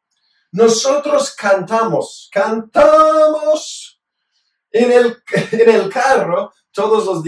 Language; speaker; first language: Spanish; non-native, fluent; English